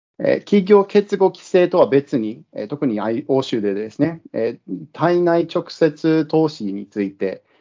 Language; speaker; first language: Japanese; non-native, fluent; English